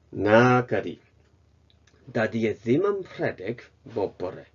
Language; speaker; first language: Welsh; non-native, fluent; Japanese